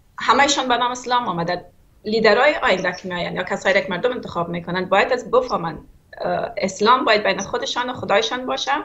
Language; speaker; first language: Persian; native; Persian